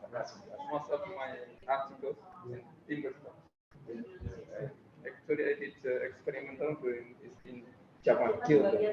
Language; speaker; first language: English; non-native, learner; Indonesian